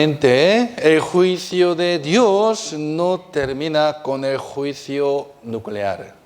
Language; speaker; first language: Spanish; non-native, fluent; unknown